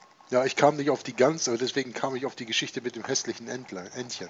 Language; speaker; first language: German; native; German